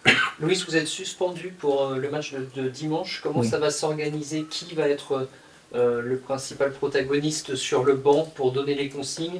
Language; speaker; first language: French; native; French